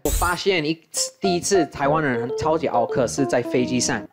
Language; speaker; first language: Chinese; non-native, fluent; English